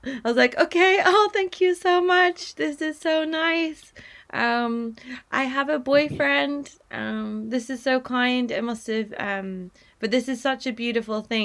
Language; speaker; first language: English; native; English